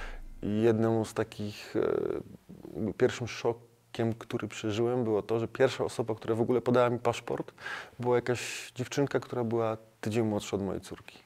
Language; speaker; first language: Polish; native; Polish